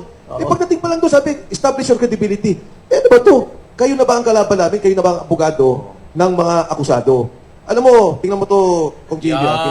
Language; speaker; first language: Filipino; native; Filipino